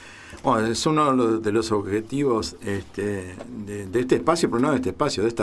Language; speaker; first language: Spanish; native; Spanish